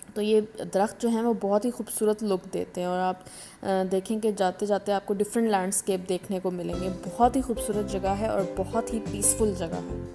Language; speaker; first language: Urdu; native; Urdu